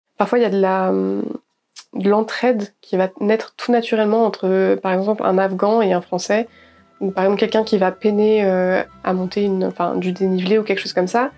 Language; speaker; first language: French; native; French